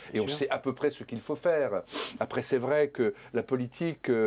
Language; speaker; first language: French; native; French